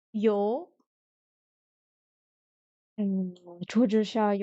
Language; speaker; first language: Chinese; non-native, learner; French